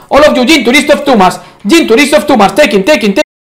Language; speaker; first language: English; non-native, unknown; Spanish